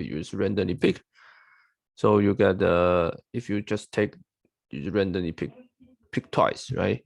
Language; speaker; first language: English; non-native, fluent; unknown